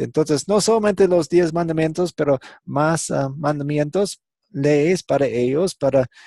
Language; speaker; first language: Spanish; non-native, fluent; English